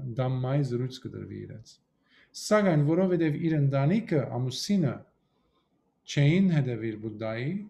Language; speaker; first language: Armenian; early bilingual, heritage; Armenian